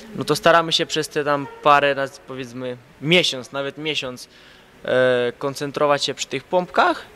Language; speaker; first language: Polish; non-native, fluent; Ukrainian